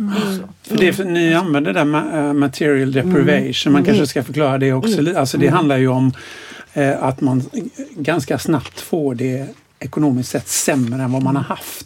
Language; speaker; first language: Swedish; native; Swedish